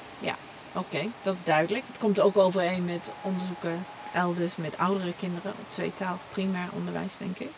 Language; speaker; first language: Dutch; non-native, fluent; English